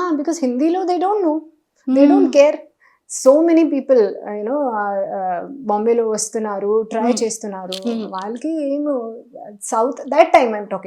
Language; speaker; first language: Telugu; non-native, learner; Hindi